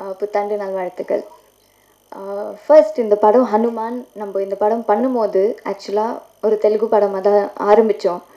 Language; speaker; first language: Tamil; non-native, fluent; Telugu